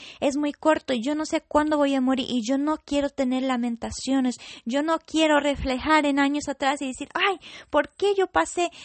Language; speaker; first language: Spanish; non-native, fluent; English